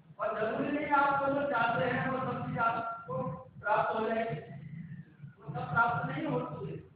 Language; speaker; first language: Hindi; native; Hindi